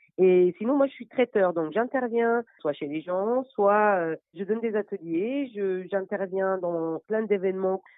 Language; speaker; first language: French; non-native, fluent; Persian